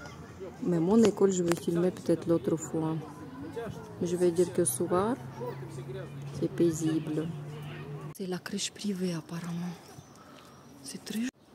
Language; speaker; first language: French; non-native, fluent; Russian